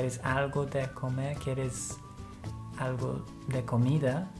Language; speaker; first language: Spanish; non-native, fluent; English